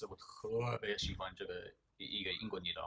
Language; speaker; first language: Chinese; early bilingual, heritage; English